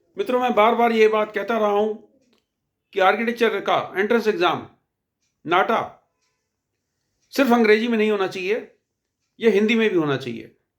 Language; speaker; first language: Hindi; native; Hindi